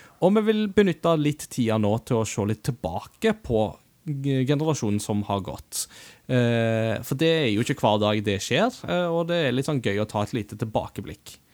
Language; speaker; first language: Norwegian; native; Norwegian